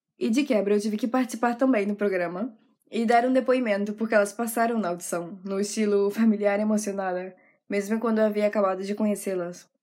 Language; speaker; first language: Portuguese; native; Portuguese